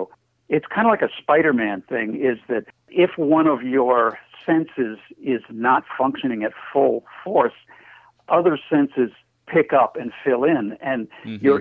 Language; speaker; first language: English; native; English